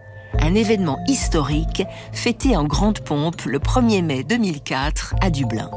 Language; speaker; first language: French; native; French